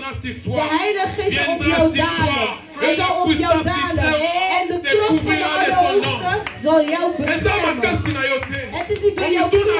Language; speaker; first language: Dutch; non-native, learner; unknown